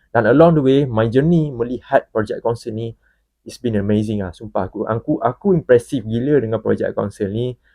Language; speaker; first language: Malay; native; Malay